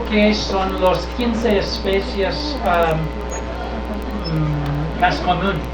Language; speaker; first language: Spanish; non-native, learner; English